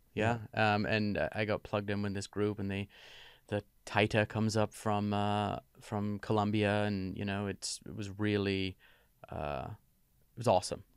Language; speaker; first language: English; native; English